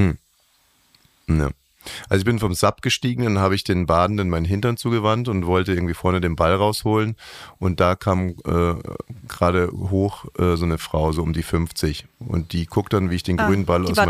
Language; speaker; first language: German; native; German